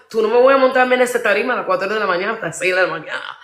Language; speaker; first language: Spanish; early bilingual, other home language; English